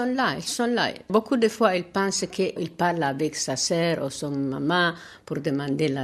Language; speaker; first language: French; non-native, learner; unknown